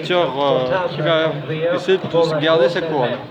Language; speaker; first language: French; native; French